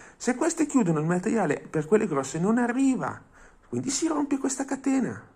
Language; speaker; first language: Italian; non-native, fluent; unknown